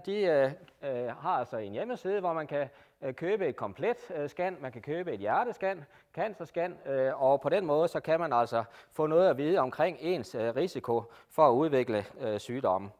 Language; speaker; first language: Danish; native; Danish